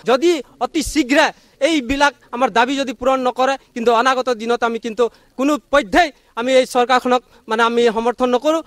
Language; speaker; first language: Assamese; non-native, local second language; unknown